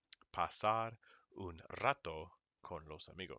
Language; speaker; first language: Spanish; non-native, fluent; English